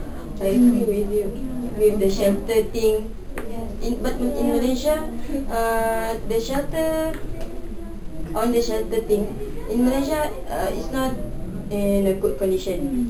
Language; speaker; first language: English; non-native, local second language; Malay